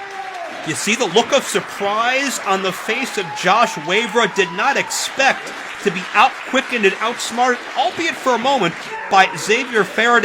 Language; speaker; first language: English; native; English